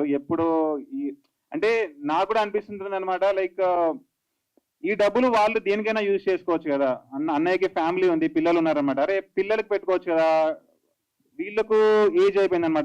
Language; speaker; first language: Telugu; native; Telugu